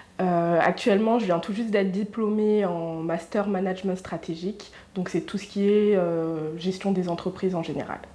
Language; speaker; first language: French; native; French